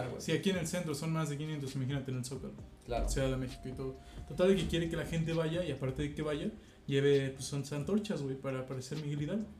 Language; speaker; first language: Spanish; native; Spanish